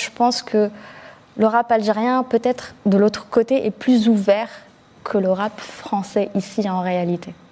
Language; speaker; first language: French; early bilingual, other home language; Arabic